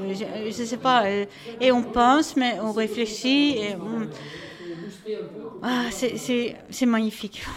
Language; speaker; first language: French; non-native, learner; Dutch